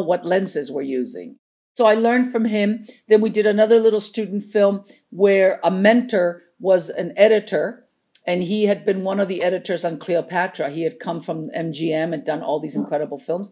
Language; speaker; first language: English; non-native, fluent; Spanish